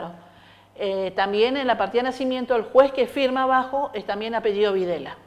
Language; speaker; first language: Spanish; native; Spanish